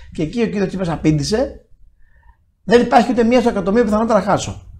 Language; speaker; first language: Greek; native; Greek